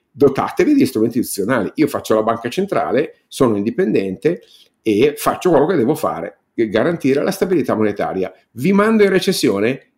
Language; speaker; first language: Italian; native; Italian